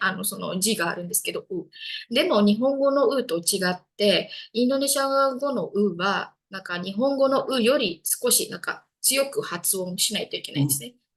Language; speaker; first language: Japanese; non-native, fluent; Indonesian